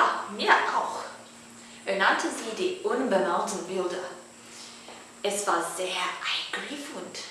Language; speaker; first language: German; non-native, learner; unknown